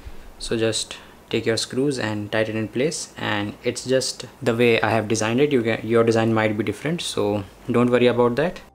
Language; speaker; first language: English; non-native, local second language; Hindi